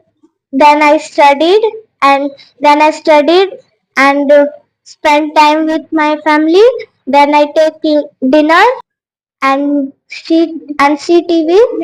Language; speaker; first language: English; non-native, learner; Hindi